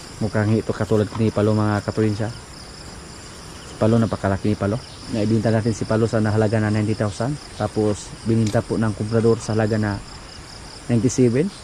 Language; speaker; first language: Filipino; non-native, local second language; Cebuano